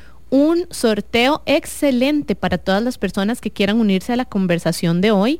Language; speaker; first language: Spanish; native; Spanish